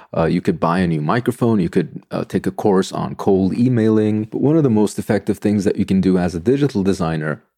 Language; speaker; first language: English; non-native, fluent; Turkish